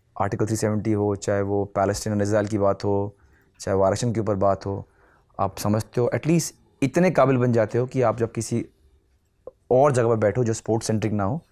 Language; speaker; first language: Hindi; non-native, local second language; Nepali